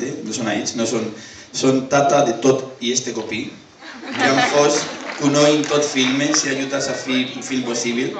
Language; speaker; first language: Romanian; non-native, learner; Spanish